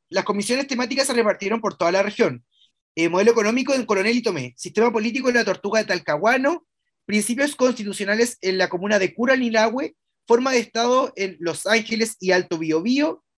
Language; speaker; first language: Spanish; native; Spanish